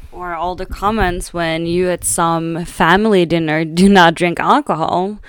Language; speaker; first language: English; non-native, fluent; Swedish